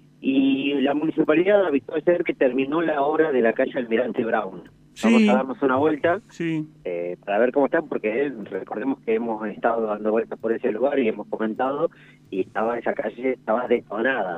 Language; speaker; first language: Spanish; native; Spanish